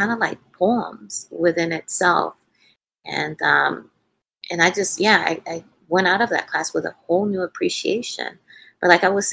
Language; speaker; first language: English; non-native, fluent; Spanish